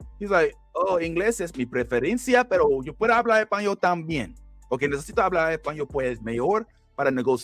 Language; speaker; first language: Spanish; non-native, learner; English